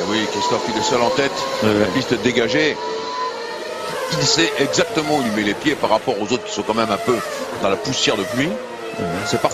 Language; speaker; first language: French; native; French